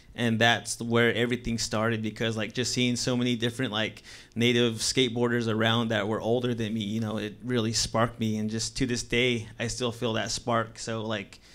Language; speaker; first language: English; native; English